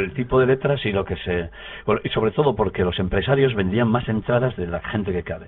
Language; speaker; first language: Spanish; native; Spanish